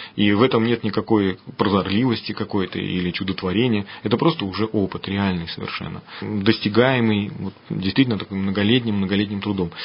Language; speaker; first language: Russian; native; Russian